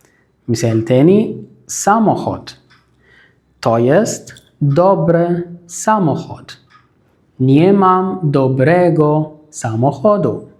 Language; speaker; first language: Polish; non-native, fluent; Arabic